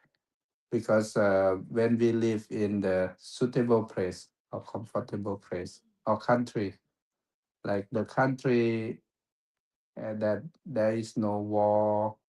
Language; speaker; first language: English; non-native, fluent; Thai